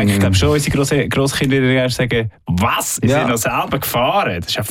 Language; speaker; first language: German; native; German